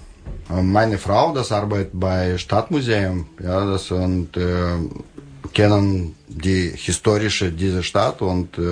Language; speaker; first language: German; non-native, learner; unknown